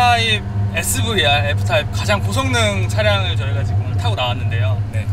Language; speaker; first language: Korean; native; Korean